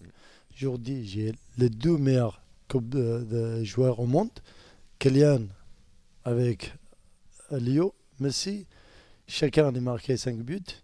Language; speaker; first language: French; non-native, learner; Arabic